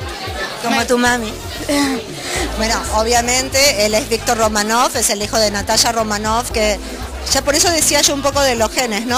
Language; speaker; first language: Spanish; native; Spanish